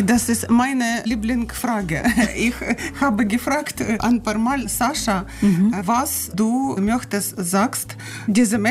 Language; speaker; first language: German; non-native, learner; Russian